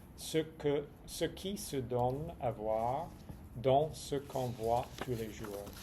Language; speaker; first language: French; non-native, fluent; English